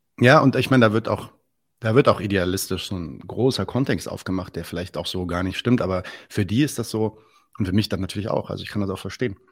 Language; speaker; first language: German; early bilingual, other home language; Arabic